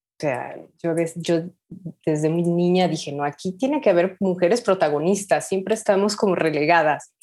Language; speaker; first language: Spanish; native; Spanish